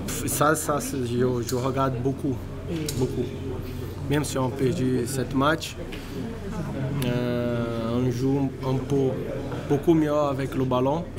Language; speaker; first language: French; non-native, learner; Portuguese